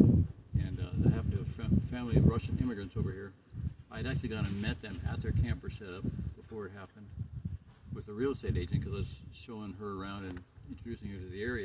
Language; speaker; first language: English; native; English